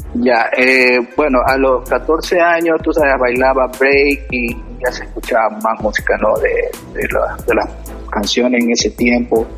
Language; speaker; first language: Spanish; native; Spanish